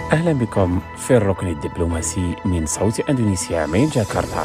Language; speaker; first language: Arabic; non-native, fluent; Indonesian